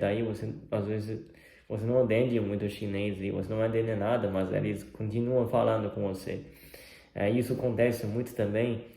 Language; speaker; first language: Portuguese; non-native, fluent; Chinese